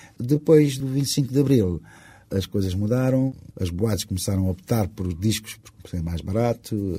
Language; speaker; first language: Portuguese; non-native, local second language; Kabuverdianu